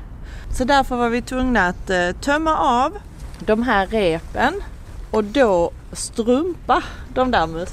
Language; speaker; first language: Swedish; native; Swedish